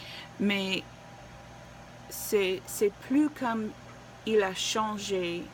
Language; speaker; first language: French; non-native, learner; English